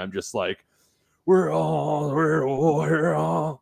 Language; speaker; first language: English; native; English